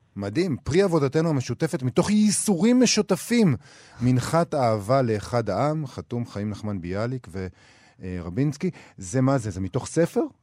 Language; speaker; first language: Hebrew; native; Hebrew